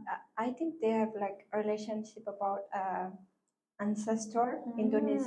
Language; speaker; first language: English; non-native, learner; Malagasy